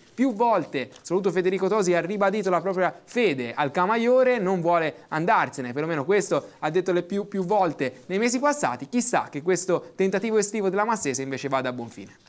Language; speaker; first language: Italian; native; Italian